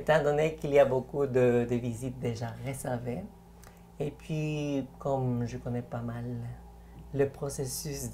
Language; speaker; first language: French; non-native, fluent; Spanish